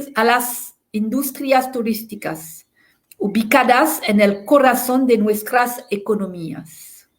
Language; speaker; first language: Spanish; non-native, fluent; French